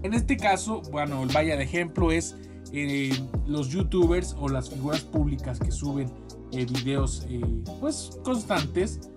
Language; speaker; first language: Spanish; native; Spanish